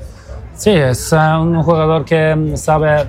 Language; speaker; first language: Spanish; non-native, learner; Polish